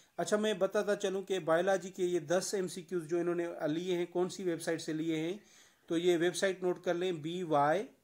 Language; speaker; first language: Urdu; non-native, local second language; Sindhi